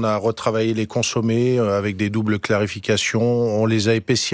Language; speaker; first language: French; native; French